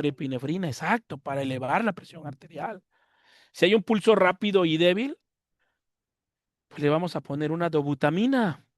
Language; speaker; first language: Spanish; native; Spanish